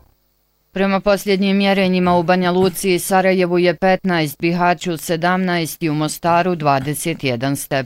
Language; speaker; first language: Bosnian; native; Bosnian